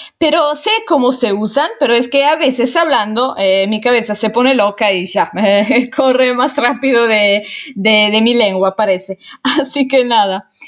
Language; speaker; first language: Spanish; non-native, fluent; Italian